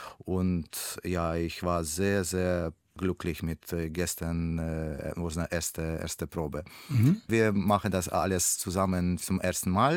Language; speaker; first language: German; non-native, learner; Russian